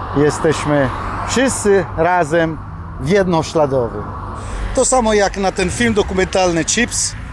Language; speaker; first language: Polish; non-native, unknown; Italian